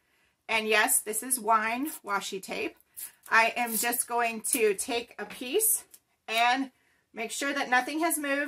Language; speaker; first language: English; native; English